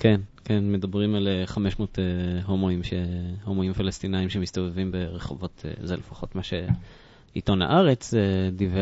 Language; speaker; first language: Hebrew; native; Hebrew